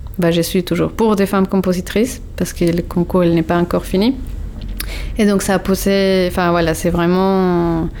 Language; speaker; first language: French; non-native, fluent; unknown